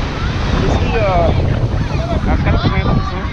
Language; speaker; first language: French; non-native, local second language; Wolof